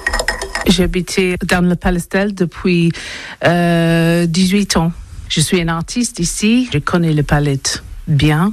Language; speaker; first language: French; non-native, learner; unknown